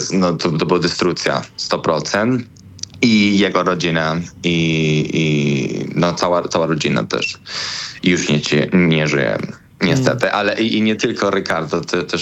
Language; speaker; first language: Polish; non-native, learner; Spanish